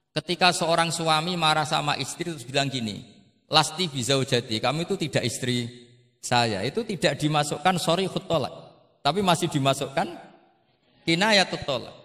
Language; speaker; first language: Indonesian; non-native, local second language; Javanese